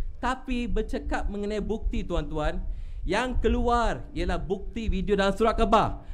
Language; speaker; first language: Malay; non-native, local second language; Tamil